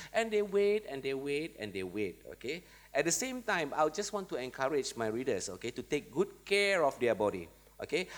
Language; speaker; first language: English; non-native, local second language; Malay